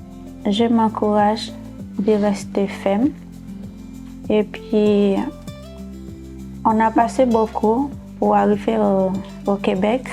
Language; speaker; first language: French; non-native, learner; Haitian Creole